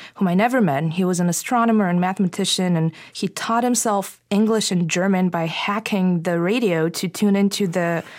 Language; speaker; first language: English; non-native, fluent; Bulgarian